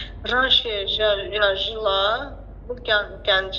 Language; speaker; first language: Russian; non-native, learner; Azerbaijani